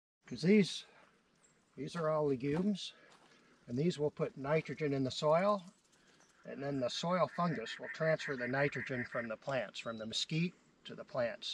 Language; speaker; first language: English; native; English